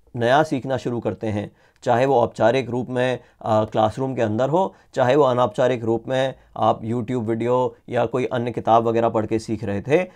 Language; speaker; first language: Hindi; native; Hindi